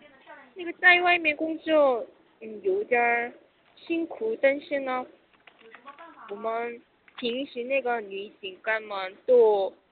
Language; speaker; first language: Chinese; non-native, learner; Korean